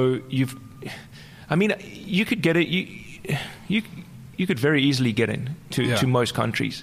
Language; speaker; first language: English; native; English